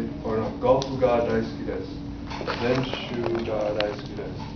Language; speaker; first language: Japanese; non-native, learner; English